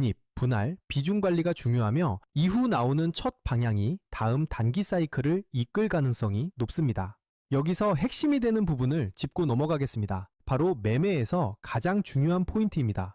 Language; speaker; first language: Korean; native; Korean